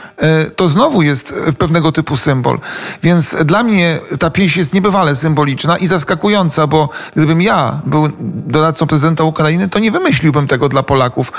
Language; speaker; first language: Polish; native; Polish